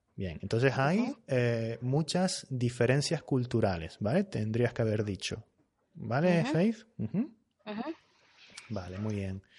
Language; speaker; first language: Spanish; native; Spanish